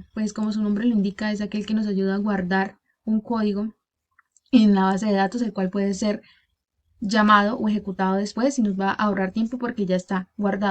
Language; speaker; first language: Spanish; native; Spanish